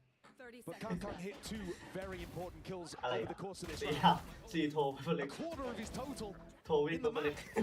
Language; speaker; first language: English; native; English